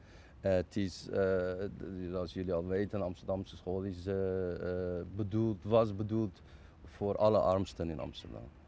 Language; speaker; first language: Dutch; non-native, fluent; Persian